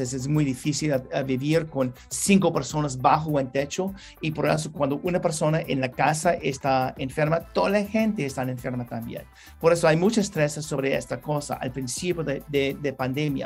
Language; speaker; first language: Spanish; non-native, learner; English